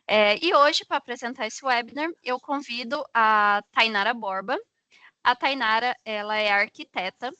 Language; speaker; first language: Portuguese; native; Portuguese